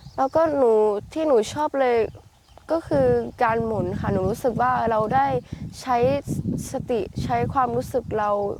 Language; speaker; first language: Thai; early bilingual, heritage; Thai